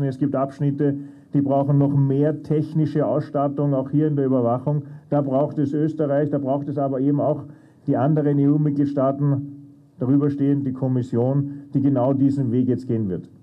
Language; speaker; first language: German; native; German